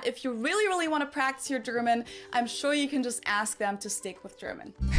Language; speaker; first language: English; non-native, fluent; German